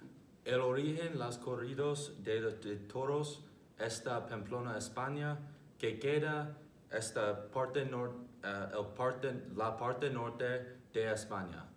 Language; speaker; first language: Spanish; non-native, learner; English